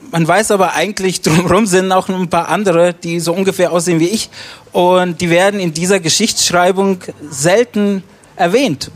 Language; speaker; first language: German; early bilingual, other home language; Romany